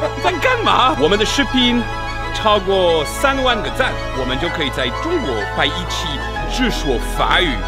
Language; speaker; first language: Chinese; non-native, fluent; French